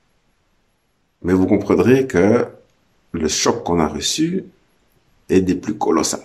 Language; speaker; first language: French; native; French